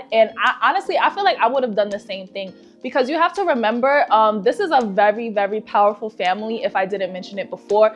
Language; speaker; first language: English; native; English